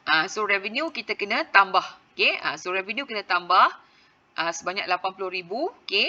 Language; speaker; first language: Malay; native; Malay